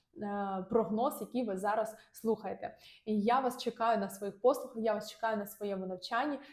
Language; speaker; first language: Ukrainian; non-native, local second language; Russian